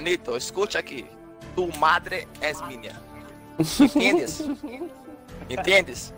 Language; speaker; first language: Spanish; non-native, learner; Portuguese